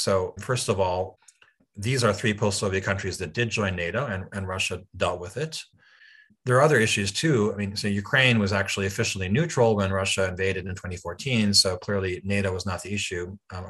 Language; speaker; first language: English; native; English